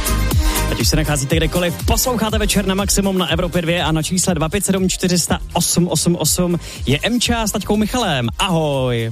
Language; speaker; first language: Czech; native; Czech